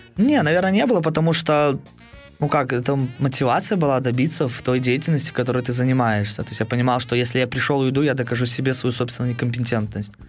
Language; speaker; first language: Russian; native; Russian